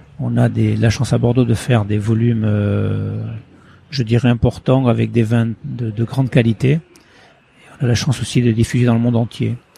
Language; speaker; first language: French; early bilingual, other home language; Portuguese